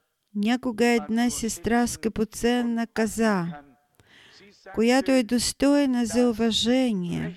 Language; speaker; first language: Bulgarian; non-native, fluent; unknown